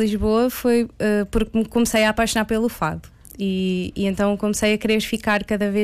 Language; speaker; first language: Portuguese; native; Portuguese